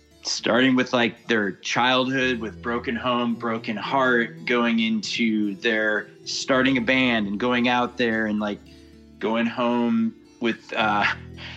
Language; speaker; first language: English; native; English